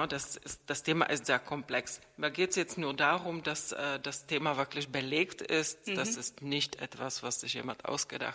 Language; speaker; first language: German; non-native, fluent; Czech